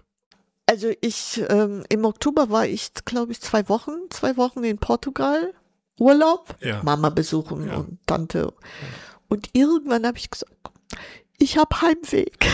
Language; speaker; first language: German; non-native, fluent; Portuguese